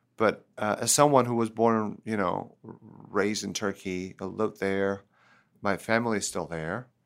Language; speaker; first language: English; non-native, fluent; Turkish